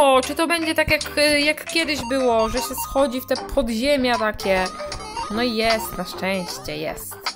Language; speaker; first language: Polish; native; Polish